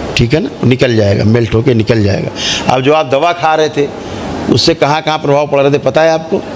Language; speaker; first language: Hindi; native; Hindi